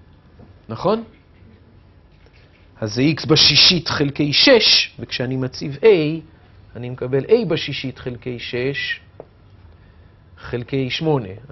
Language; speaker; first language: Hebrew; native; Hebrew